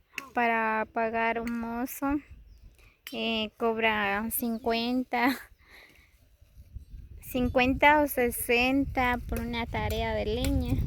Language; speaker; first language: Spanish; native; Spanish